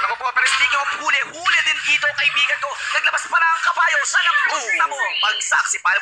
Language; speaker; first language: Filipino; native; Filipino